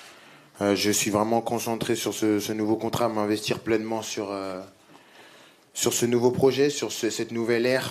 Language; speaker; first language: French; native; French